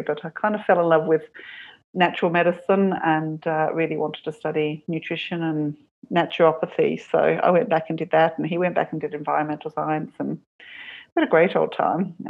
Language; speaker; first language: English; native; English